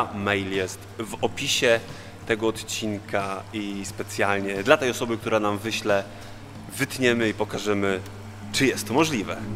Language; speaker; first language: Polish; native; Polish